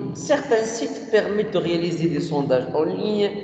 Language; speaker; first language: French; non-native, local second language; Arabic